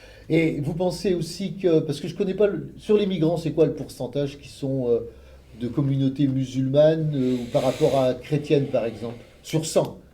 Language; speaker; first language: French; native; French